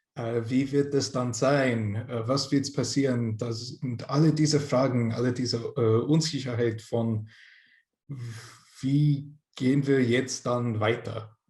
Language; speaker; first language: German; non-native, fluent; English